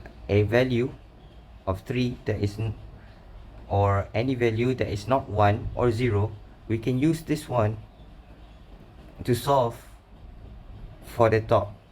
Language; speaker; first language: English; non-native, local second language; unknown